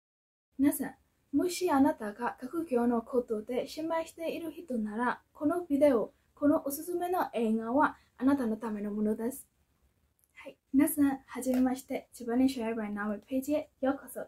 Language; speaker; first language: Japanese; non-native, fluent; Burmese